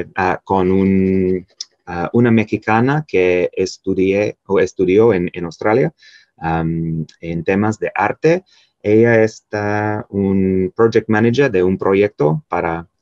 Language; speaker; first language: Spanish; non-native, fluent; English